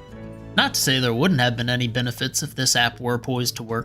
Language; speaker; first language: English; native; English